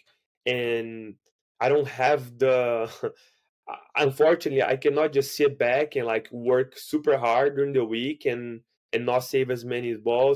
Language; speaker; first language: English; non-native, fluent; Portuguese